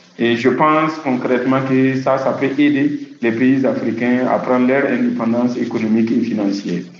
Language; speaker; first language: French; non-native, local second language; Mossi